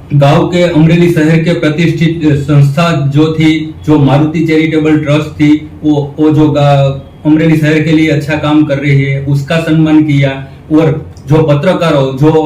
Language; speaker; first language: Hindi; non-native, local second language; Gujarati